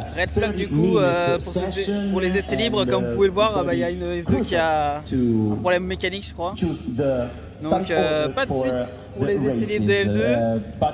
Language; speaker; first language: French; native; French